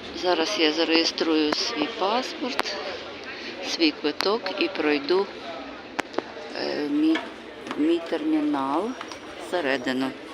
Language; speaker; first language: Ukrainian; native; Ukrainian